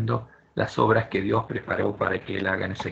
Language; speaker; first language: Spanish; native; Spanish